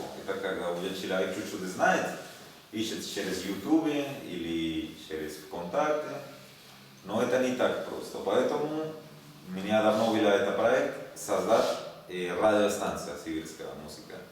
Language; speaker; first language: Russian; non-native, learner; Spanish